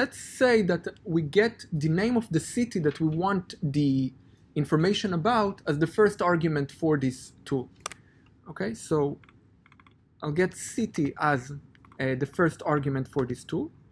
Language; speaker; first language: English; non-native, fluent; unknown